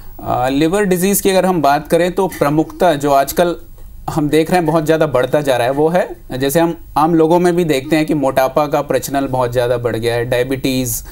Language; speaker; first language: Hindi; native; Hindi